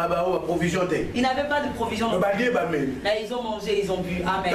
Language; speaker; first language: French; non-native, local second language; Lingala